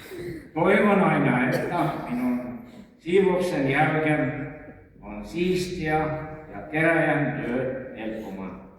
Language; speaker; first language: Finnish; non-native, local second language; Estonian